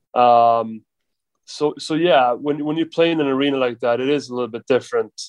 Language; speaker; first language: English; non-native, fluent; Swedish